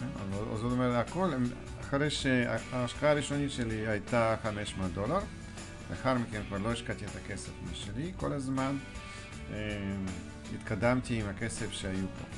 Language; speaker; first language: Hebrew; non-native, fluent; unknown